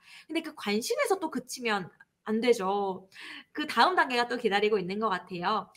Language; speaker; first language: Korean; native; Korean